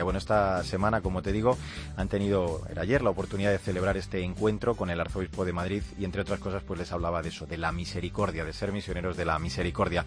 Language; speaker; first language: Spanish; native; Spanish